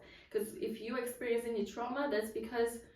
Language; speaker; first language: English; non-native, fluent; Polish